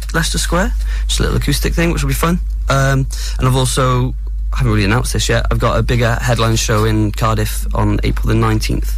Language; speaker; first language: English; native; English